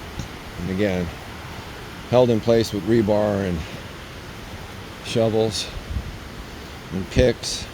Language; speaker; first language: English; native; English